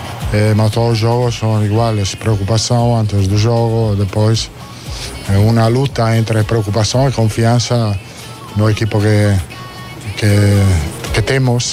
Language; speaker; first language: Portuguese; non-native, fluent; Italian